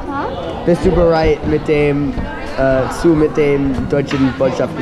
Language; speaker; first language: German; non-native, learner; English